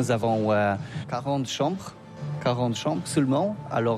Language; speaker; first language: French; non-native, learner; Polish